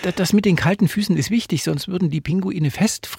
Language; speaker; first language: German; native; German